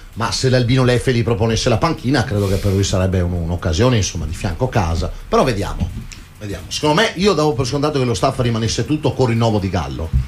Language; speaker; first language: Italian; native; Italian